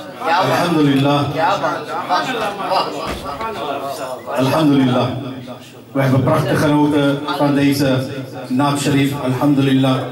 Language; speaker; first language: Dutch; non-native, fluent; Urdu